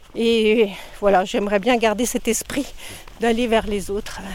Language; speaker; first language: French; native; French